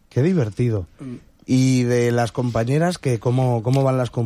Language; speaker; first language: Spanish; native; Spanish